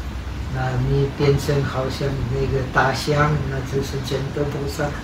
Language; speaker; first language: Chinese; non-native, fluent; Czech